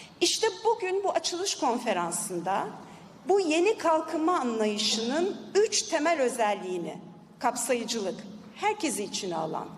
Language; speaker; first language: Turkish; native; Turkish